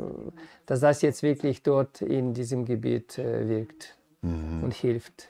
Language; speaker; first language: German; non-native, fluent; Ukrainian